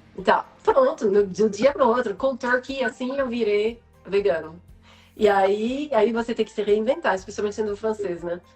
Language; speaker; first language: Portuguese; non-native, fluent; French